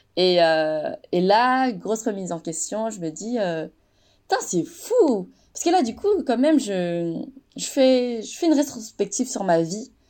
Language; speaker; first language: French; native; French